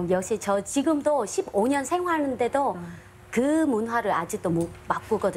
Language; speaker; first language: Korean; non-native, fluent; Vietnamese